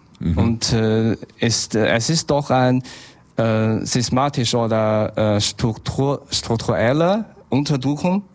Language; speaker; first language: German; non-native, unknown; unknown